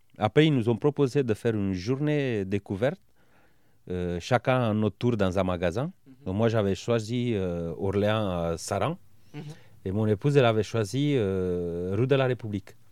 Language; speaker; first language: French; non-native, fluent; Romanian